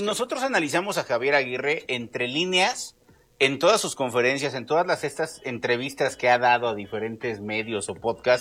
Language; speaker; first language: Spanish; native; Spanish